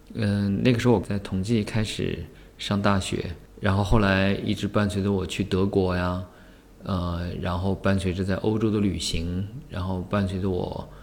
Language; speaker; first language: Chinese; native; Chinese